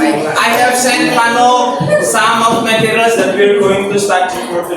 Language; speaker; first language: English; non-native, fluent; Indonesian